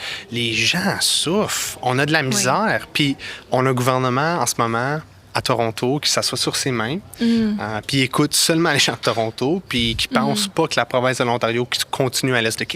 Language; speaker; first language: French; native; French